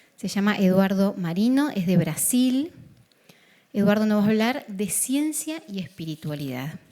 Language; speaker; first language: Spanish; native; Spanish